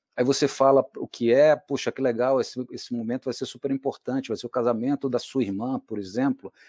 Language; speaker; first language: Portuguese; native; Portuguese